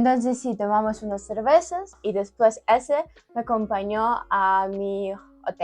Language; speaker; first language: Spanish; non-native, fluent; Ukrainian